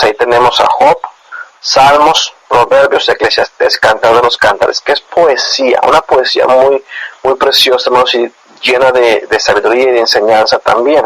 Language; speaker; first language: Spanish; native; Spanish